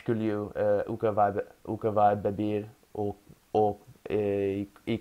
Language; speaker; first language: Portuguese; non-native, learner; English